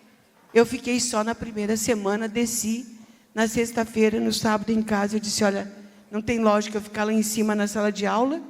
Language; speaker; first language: Portuguese; native; Portuguese